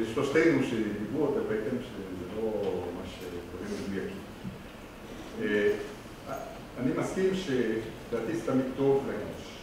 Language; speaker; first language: Hebrew; non-native, fluent; French